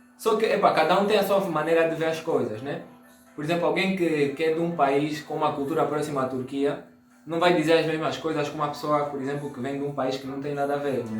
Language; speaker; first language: Portuguese; native; Portuguese